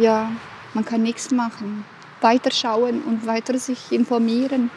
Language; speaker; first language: German; non-native, fluent; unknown